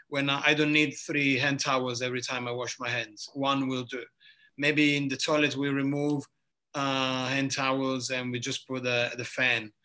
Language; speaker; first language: English; non-native, fluent; Italian